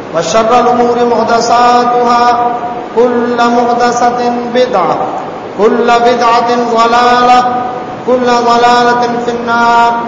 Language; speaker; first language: Urdu; non-native, local second language; Saraiki